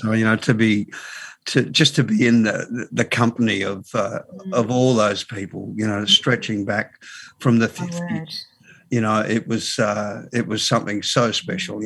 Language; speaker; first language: English; native; English